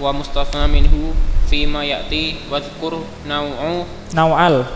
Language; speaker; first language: Arabic; non-native, learner; Indonesian